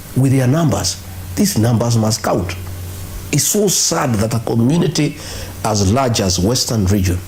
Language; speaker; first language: English; non-native, local second language; Kikuyu